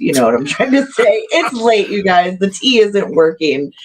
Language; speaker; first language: English; native; English